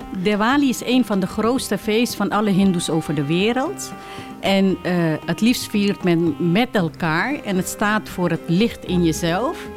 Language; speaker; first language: Dutch; early bilingual, other home language; Caribbean Hindustani